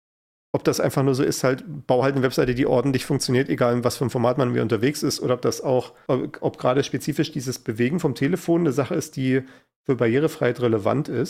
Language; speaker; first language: German; native; German